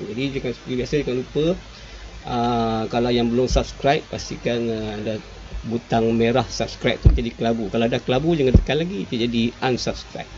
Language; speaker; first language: Malay; native; Malay